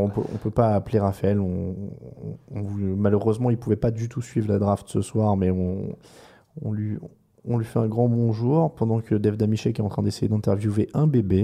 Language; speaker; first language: French; native; French